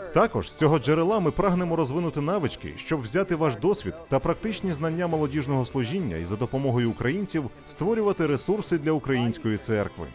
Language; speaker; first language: Ukrainian; non-native, fluent; English